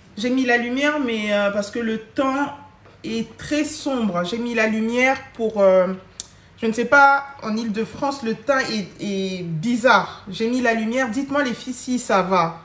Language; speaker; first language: French; early bilingual, other home language; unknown